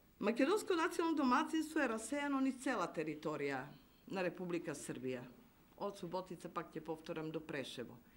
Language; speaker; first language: Macedonian; early bilingual, heritage; Macedonian